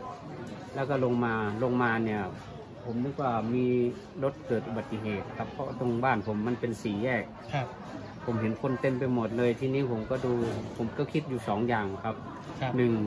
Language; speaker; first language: Thai; native; Thai